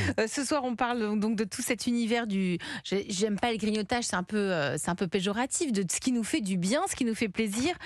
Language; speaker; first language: French; native; French